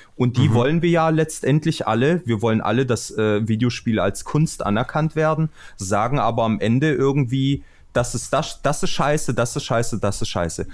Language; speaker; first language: German; early bilingual, other home language; Albanian